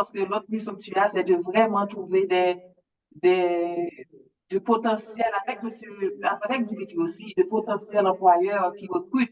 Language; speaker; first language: French; native; French